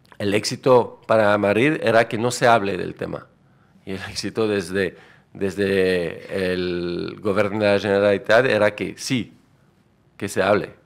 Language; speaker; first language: Spanish; non-native, fluent; French